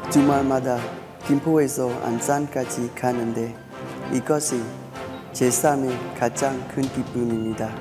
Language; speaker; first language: Korean; non-native, fluent; Vietnamese